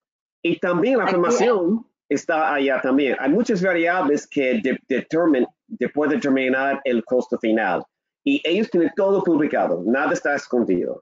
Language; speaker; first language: Spanish; non-native, learner; English